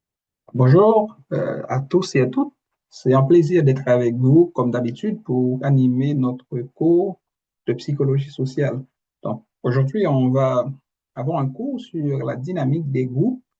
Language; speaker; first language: French; non-native, local second language; Haitian Creole